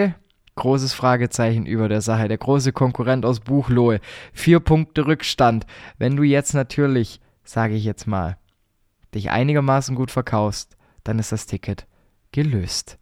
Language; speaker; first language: German; native; German